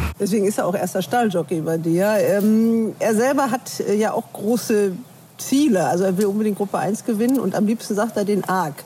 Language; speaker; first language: German; native; German